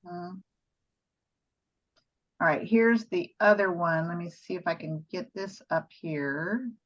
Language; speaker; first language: English; native; English